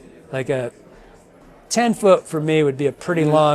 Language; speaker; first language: English; native; English